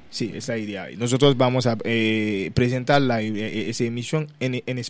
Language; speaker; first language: Spanish; non-native, learner; Haitian Creole